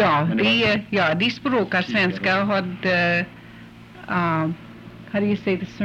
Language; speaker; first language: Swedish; early bilingual, heritage; English